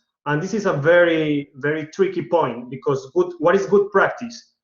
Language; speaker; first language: English; non-native, learner; Spanish